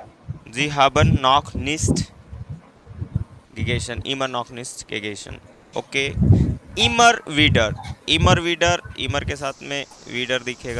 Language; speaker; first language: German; non-native, learner; Hindi